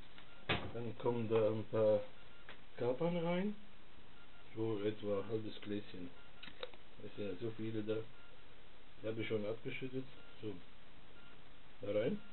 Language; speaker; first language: German; non-native, fluent; Italian